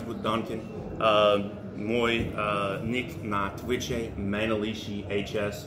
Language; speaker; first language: Russian; non-native, learner; English